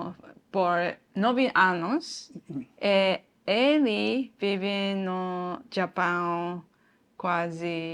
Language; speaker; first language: Portuguese; non-native, learner; Japanese